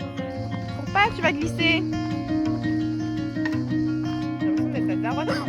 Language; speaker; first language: French; native; French